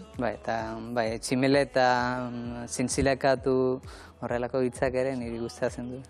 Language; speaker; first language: Basque; non-native, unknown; Malayalam